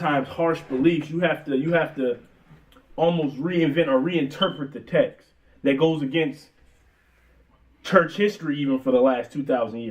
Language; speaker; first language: English; native; English